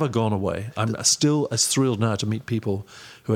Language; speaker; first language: English; native; English